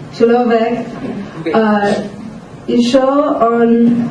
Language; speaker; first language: Russian; non-native, learner; English